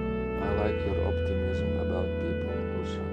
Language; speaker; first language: English; non-native, fluent; Lithuanian